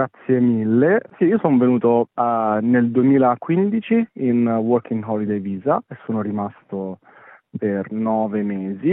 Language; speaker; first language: Italian; native; Italian